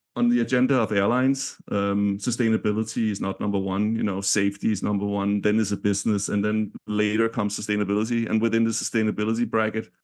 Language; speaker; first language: English; non-native, fluent; Danish